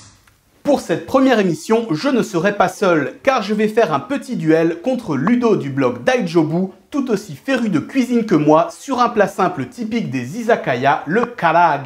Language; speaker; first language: French; native; French